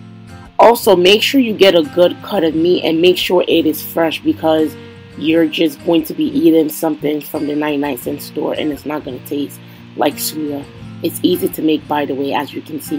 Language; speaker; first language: English; non-native, local second language; Yoruba